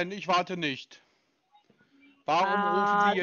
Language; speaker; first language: German; native; German